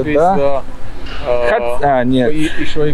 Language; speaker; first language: Russian; non-native, learner; Georgian